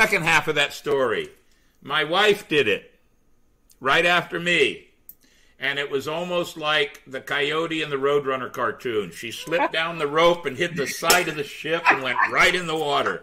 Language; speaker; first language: English; native; English